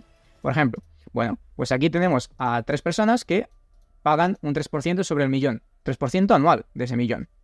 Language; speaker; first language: Spanish; native; Spanish